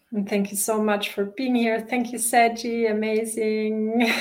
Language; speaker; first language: English; non-native, fluent; German